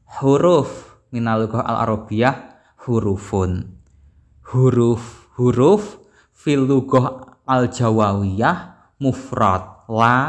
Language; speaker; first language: Arabic; non-native, learner; Javanese